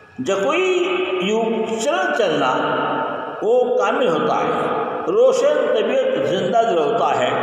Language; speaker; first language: Urdu; native; Urdu